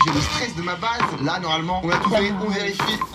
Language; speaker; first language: French; native; French